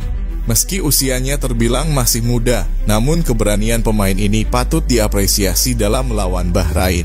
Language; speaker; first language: Indonesian; native; Indonesian